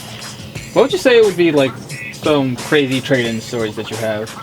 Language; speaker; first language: English; native; English